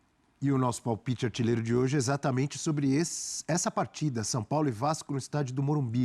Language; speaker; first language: Portuguese; native; Portuguese